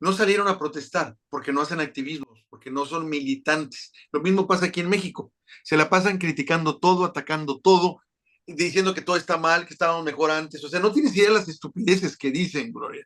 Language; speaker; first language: Spanish; native; Spanish